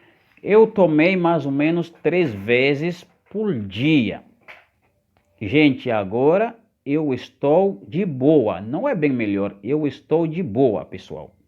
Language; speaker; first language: Portuguese; non-native, fluent; Haitian Creole